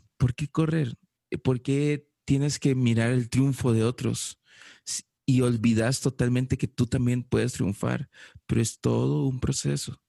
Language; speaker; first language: Spanish; native; Spanish